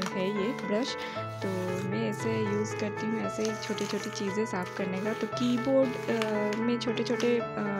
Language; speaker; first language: Hindi; non-native, local second language; Bangla